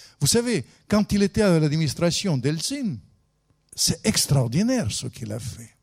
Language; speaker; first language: French; non-native, fluent; Russian